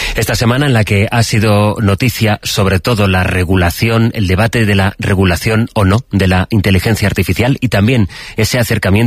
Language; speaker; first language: Spanish; native; Spanish